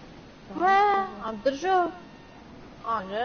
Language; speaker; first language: Arabic; native; Arabic